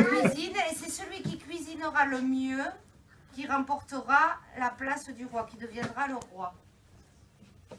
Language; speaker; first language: French; native; French